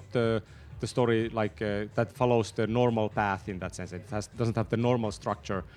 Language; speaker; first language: English; non-native, fluent; Finnish